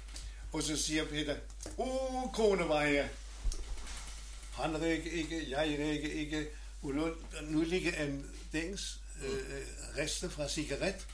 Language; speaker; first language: Danish; non-native, learner; German